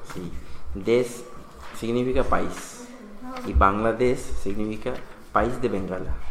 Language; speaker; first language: Spanish; non-native, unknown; Bangla